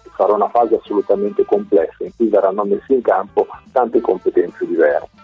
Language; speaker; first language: Italian; native; Italian